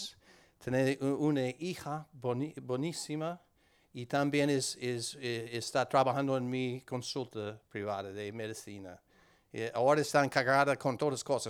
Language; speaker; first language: Spanish; non-native, learner; English